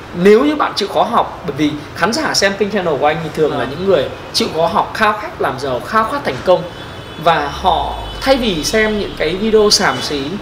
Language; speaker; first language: Vietnamese; native; Vietnamese